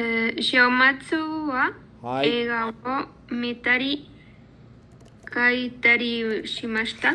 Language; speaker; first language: Japanese; non-native, learner; Spanish